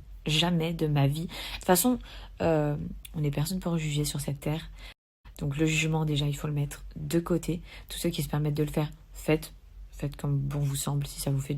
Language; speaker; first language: French; native; French